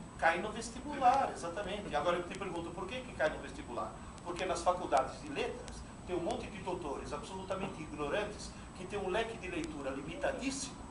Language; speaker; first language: Portuguese; non-native, fluent; Italian